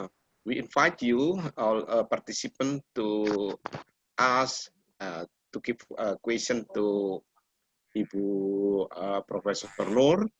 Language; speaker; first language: English; non-native, learner; Indonesian